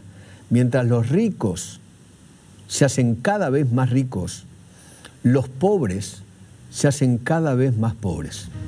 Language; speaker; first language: Spanish; native; Spanish